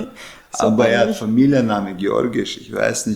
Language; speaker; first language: German; non-native, learner; Chechen